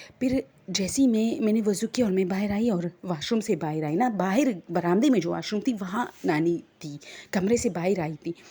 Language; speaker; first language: Urdu; non-native, local second language; Pashto